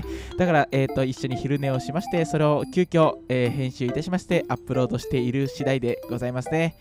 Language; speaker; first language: Japanese; native; Japanese